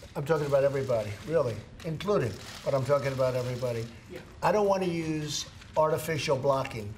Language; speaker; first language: English; native; English